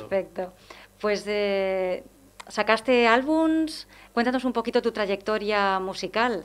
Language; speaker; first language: Spanish; native; Spanish